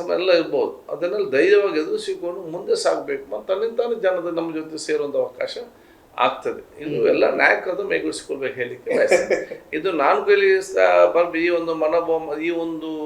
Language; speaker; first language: Kannada; non-native, local second language; Badaga